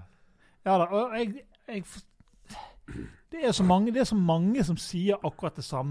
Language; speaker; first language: Norwegian; native; Norwegian